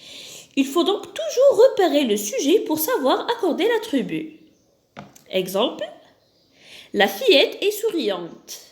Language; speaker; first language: French; non-native, local second language; Arabic